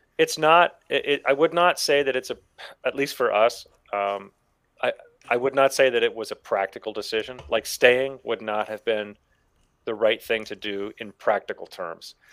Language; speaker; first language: English; native; English